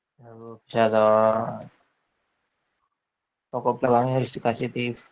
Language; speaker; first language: Indonesian; non-native, local second language; Javanese